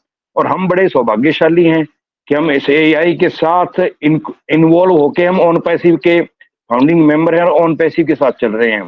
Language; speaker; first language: Hindi; native; Hindi